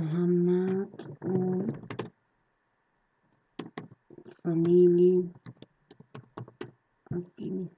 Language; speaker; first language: German; non-native, learner; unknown